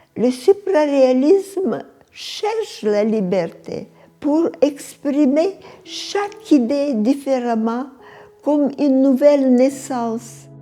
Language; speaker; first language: French; non-native, fluent; Bulgarian